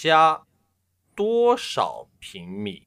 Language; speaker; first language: Chinese; non-native, learner; English